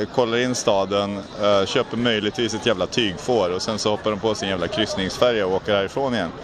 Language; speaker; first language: Swedish; native; Swedish